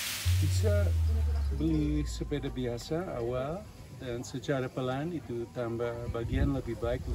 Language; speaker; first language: Indonesian; non-native, learner; English